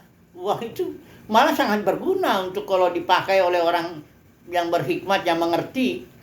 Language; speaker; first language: Indonesian; native; Indonesian